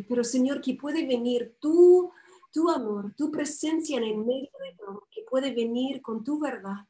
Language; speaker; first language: Spanish; non-native, fluent; English